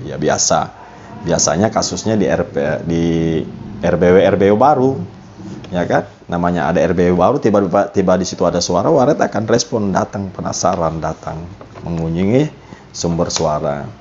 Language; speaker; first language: Indonesian; native; Indonesian